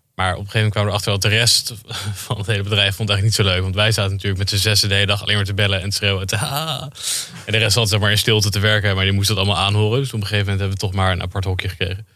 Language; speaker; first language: Dutch; native; Dutch